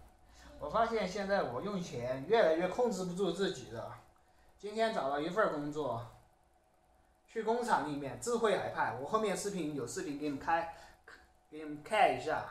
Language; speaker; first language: Chinese; native; Chinese